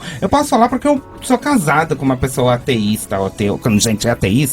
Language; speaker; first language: Portuguese; native; Portuguese